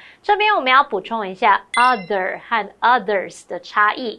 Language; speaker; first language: Chinese; native; Chinese